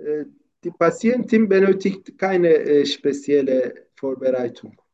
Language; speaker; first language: German; non-native, learner; Turkish